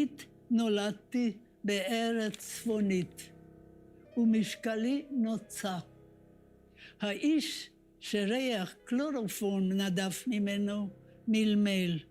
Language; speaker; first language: Hebrew; non-native, fluent; Hungarian